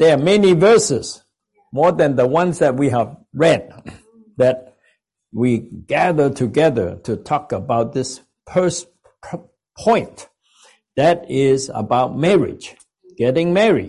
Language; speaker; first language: English; non-native, local second language; Cantonese